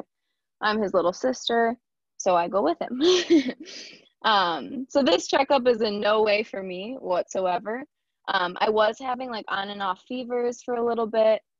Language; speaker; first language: English; native; English